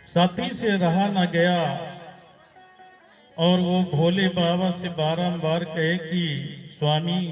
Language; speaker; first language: Hindi; native; Hindi